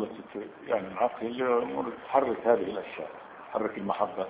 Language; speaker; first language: Arabic; native; Arabic